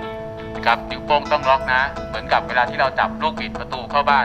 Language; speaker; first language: Thai; native; Thai